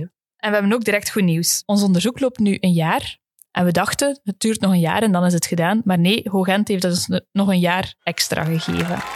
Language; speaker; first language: Dutch; native; Dutch